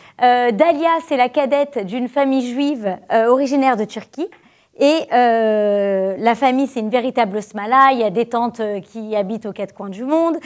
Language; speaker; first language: French; native; French